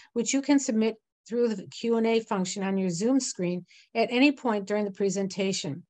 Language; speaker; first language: English; native; English